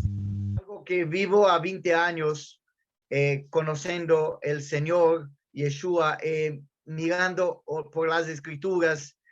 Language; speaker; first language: Spanish; non-native, learner; Portuguese